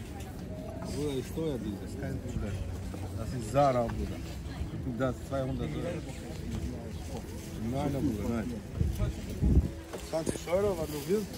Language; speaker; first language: German; non-native, learner; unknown